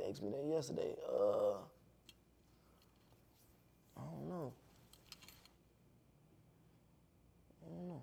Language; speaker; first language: English; native; English